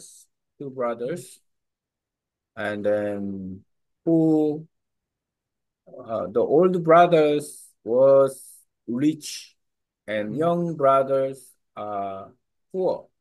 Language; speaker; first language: English; non-native, learner; Korean